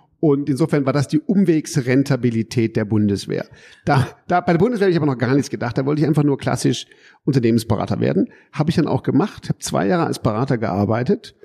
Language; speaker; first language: German; early bilingual, heritage; German